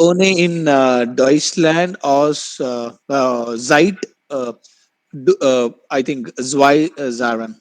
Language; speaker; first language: German; non-native, learner; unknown